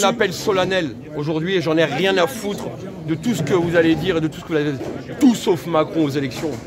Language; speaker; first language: French; native; French